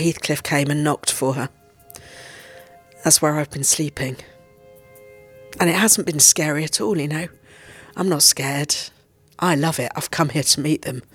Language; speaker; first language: English; native; English